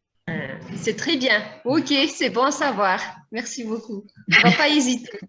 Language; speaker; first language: French; non-native, local second language; Malagasy